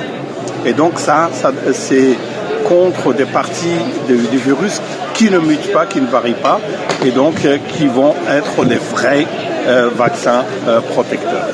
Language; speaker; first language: French; native; French